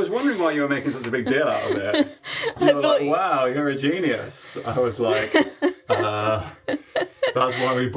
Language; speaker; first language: English; native; English